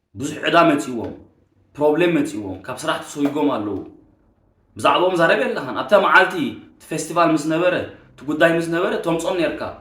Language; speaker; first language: Tigrinya; early bilingual, heritage; Tigrinya